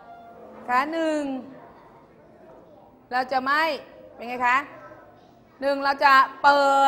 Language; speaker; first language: Thai; native; Thai